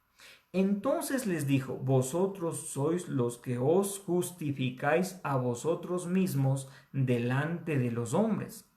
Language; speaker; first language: Spanish; native; Spanish